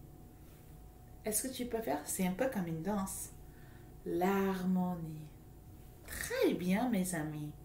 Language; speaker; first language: French; non-native, fluent; English